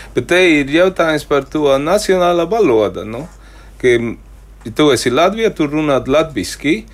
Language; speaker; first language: Latvian; non-native, fluent; Spanish